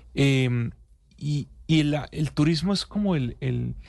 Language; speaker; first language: Spanish; native; Spanish